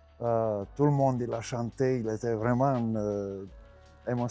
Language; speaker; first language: French; non-native, learner; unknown